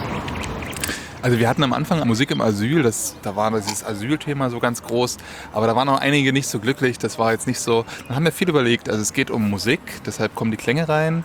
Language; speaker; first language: German; native; German